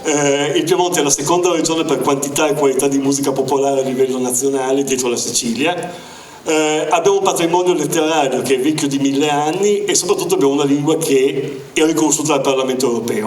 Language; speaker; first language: Italian; native; Italian